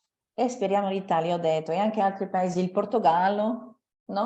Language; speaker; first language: Italian; non-native, fluent; French